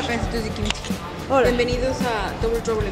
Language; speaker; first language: Spanish; native; Spanish